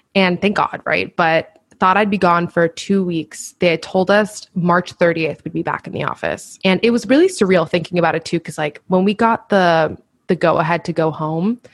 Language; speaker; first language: English; native; English